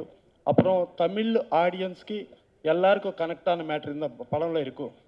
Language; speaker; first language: Tamil; non-native, learner; Telugu